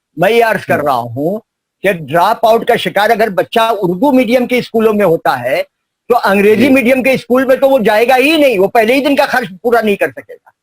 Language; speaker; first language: Urdu; native; Urdu